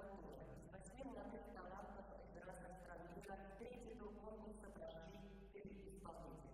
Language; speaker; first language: Russian; native; Russian